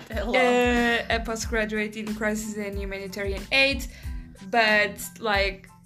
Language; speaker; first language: English; non-native, fluent; Portuguese